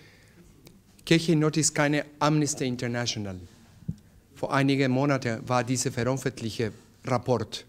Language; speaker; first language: German; non-native, learner; Spanish